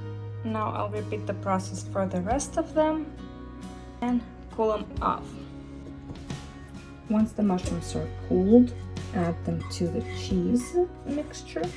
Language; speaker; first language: English; non-native, fluent; Russian